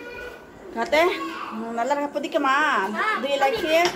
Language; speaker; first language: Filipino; native; Filipino